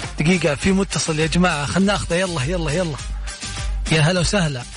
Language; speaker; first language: Arabic; native; Arabic